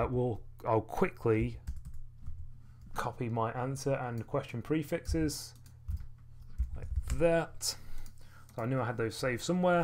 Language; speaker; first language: English; native; English